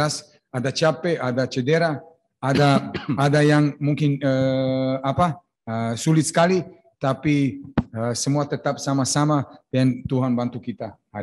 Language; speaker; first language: Indonesian; non-native, fluent; Serbian